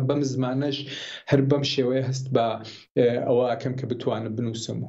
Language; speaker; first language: Central Kurdish; non-native, local second language; Gurani